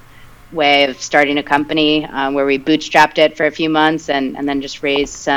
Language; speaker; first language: English; early bilingual, other home language; Spanish